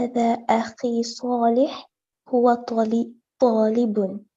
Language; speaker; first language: Arabic; non-native, learner; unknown